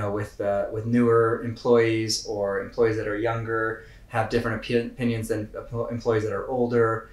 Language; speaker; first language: English; native; English